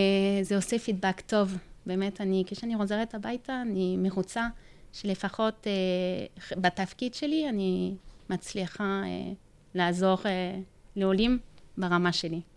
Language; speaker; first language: Hebrew; non-native, fluent; French